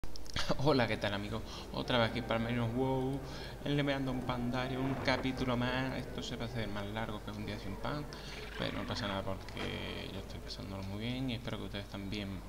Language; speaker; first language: Spanish; native; Spanish